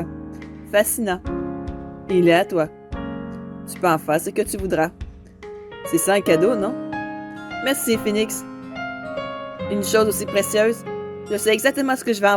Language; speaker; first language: French; native; French